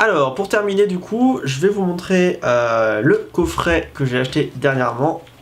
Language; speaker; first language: French; native; French